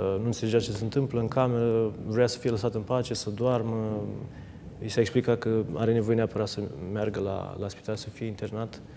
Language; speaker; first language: Romanian; native; Romanian